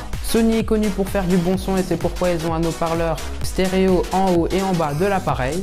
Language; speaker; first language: French; native; French